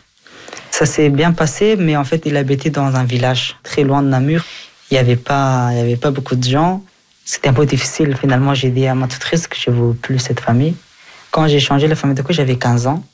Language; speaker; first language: French; early bilingual, other home language; Persian